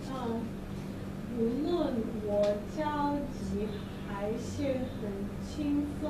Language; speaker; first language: Chinese; non-native, learner; English